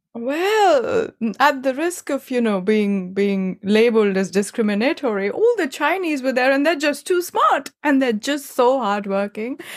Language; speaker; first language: English; non-native, local second language; Hindi